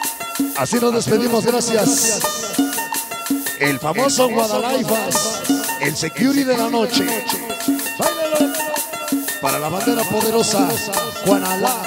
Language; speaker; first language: Spanish; native; Spanish